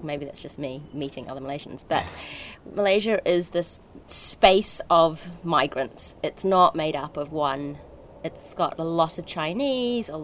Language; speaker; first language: English; native; English